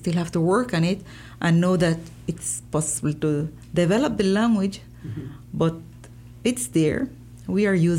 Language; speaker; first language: English; non-native, fluent; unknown